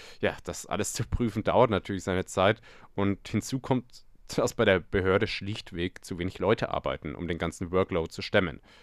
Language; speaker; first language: German; native; German